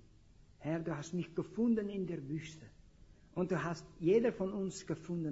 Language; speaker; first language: German; non-native, fluent; Dutch